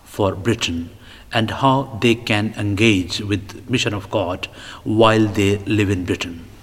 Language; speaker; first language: English; non-native, local second language; Punjabi